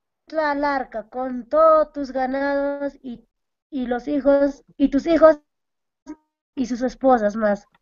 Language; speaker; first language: Spanish; non-native, local second language; Aymara